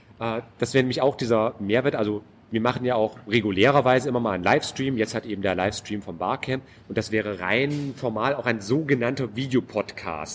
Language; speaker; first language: German; native; German